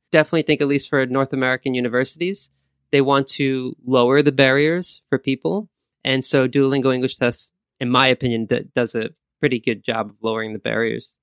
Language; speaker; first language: English; native; English